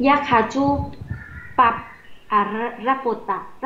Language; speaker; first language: Russian; non-native, learner; Vietnamese